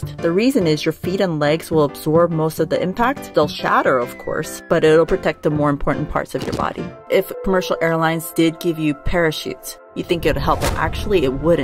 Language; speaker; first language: English; native; English